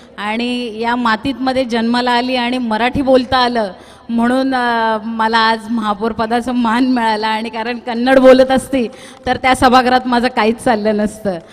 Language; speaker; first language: Marathi; non-native, local second language; Tulu